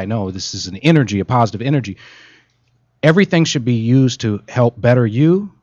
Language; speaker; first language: English; native; English